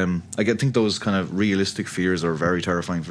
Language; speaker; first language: English; native; English